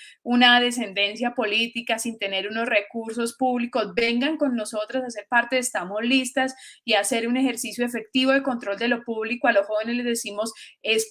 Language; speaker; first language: Spanish; native; Spanish